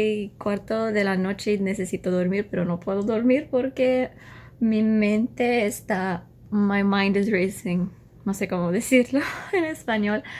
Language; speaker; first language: Spanish; non-native, learner; English